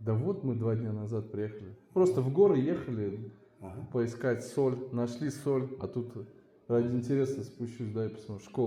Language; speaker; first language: Russian; native; Russian